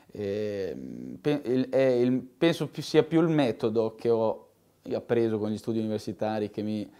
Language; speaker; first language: Italian; native; Italian